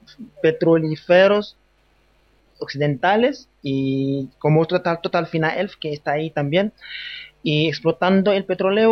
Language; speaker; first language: Spanish; non-native, fluent; Wolof